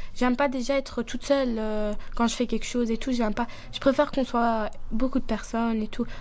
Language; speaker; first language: French; native; French